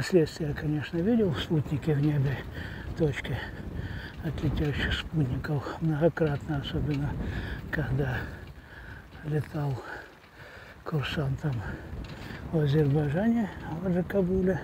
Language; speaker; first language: Russian; native; Russian